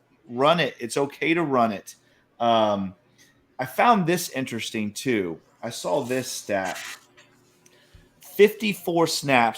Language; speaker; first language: English; native; English